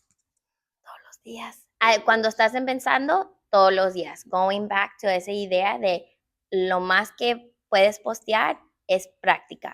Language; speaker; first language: Spanish; early bilingual, heritage; English